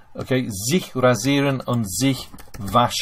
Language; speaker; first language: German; non-native, fluent; English